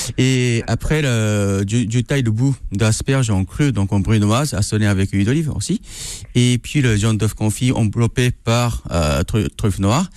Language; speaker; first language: French; non-native, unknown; Japanese